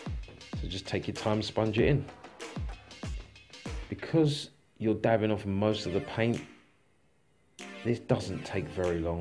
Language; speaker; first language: English; native; English